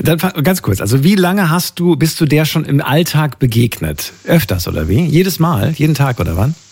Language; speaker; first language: German; native; German